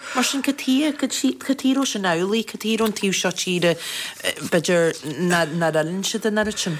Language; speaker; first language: Irish; native; Irish